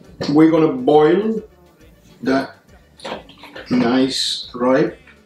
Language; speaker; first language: English; non-native, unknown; Italian